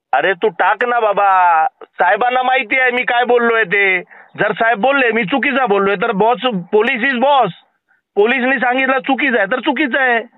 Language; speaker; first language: Marathi; non-native, local second language; Gujarati